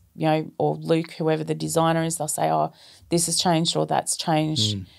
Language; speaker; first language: English; native; English